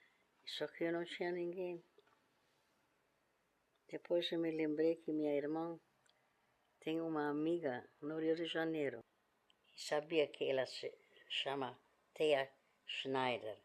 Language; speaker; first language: Portuguese; non-native, fluent; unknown